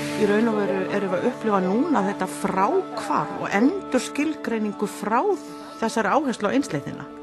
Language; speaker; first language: Icelandic; native; Icelandic